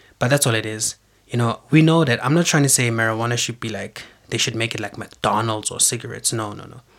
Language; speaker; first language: English; non-native, local second language; Zulu